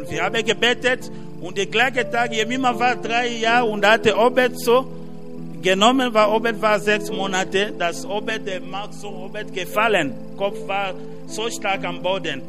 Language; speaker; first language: German; non-native, learner; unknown